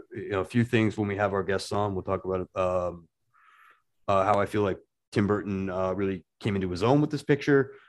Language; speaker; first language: English; native; English